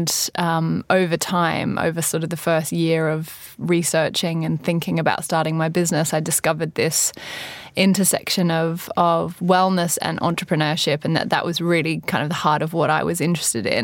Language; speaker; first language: English; native; English